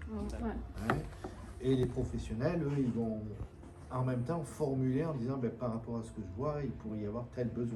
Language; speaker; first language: French; native; French